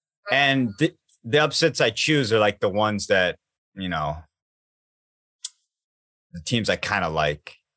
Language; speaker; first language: English; native; English